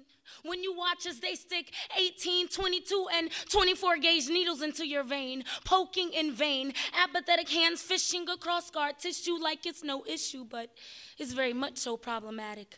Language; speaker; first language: English; native; English